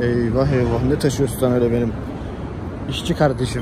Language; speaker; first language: Turkish; native; Turkish